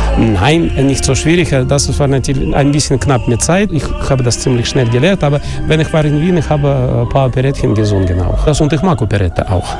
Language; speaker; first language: German; non-native, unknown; Russian